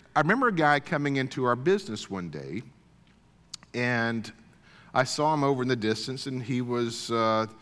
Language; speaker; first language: English; native; English